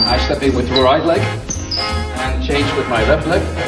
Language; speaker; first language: English; non-native, learner; Dutch